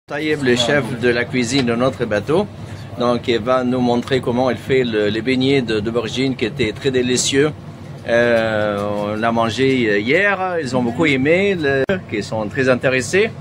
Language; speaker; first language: French; non-native, fluent; Arabic